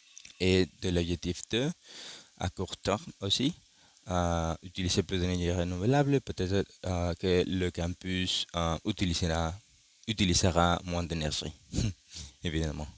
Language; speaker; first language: French; non-native, learner; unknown